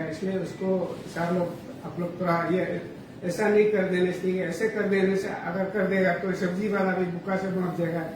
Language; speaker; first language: Hindi; non-native, local second language; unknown